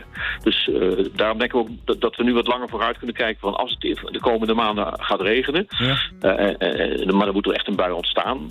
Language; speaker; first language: Dutch; native; Dutch